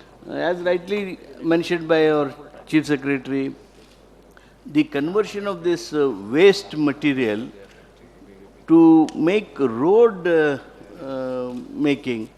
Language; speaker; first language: English; non-native, local second language; Kannada